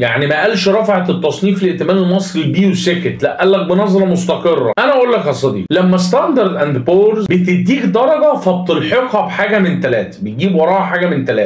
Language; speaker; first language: Arabic; native; Arabic